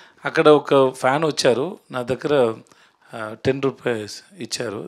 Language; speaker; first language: Telugu; non-native, learner; Tamil